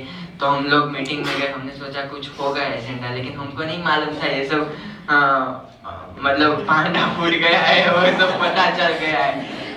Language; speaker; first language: Hindi; native; Hindi